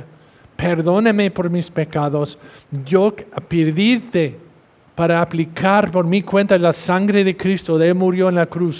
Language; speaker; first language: Spanish; non-native, fluent; English